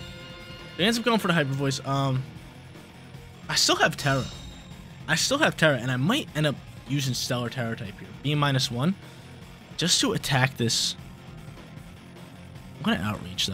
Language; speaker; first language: English; native; English